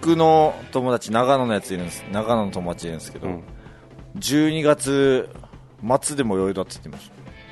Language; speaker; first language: Japanese; native; Japanese